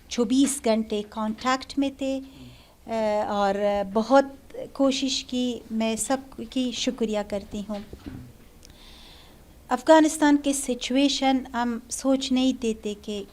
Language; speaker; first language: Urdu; non-native, learner; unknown